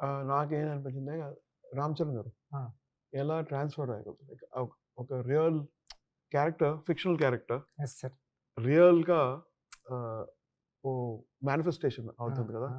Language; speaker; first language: Telugu; non-native, learner; Tamil